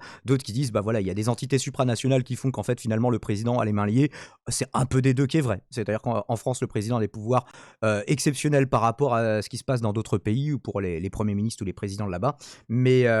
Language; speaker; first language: French; native; French